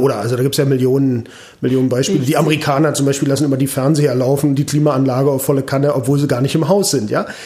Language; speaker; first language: German; native; German